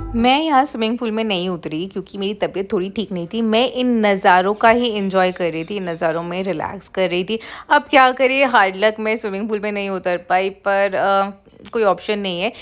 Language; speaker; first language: Hindi; non-native, local second language; Bangla